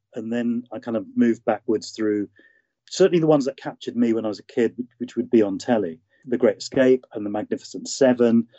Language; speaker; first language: English; native; English